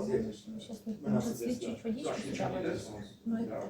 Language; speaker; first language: Russian; native; Russian